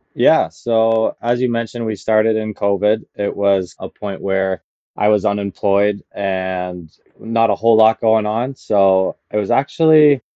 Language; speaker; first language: English; native; English